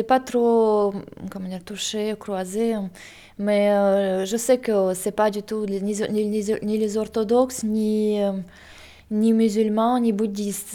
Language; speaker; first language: French; non-native, fluent; Russian